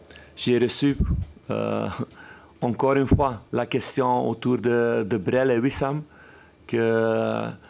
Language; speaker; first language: French; non-native, fluent; Dutch